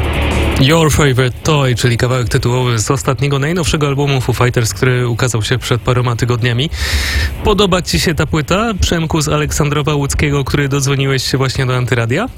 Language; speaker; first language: Polish; native; Polish